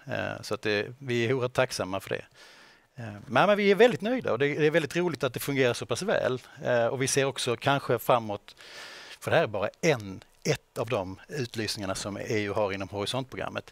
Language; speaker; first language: Swedish; native; Swedish